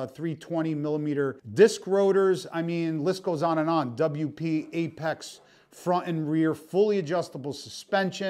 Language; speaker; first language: English; native; English